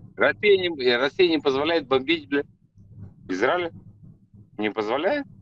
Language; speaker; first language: Russian; native; Russian